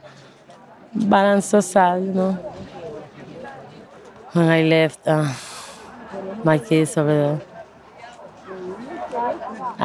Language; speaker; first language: English; non-native, learner; Spanish